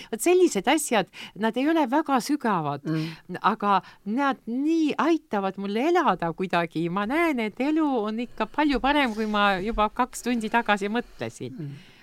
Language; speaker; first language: Estonian; non-native, local second language; Russian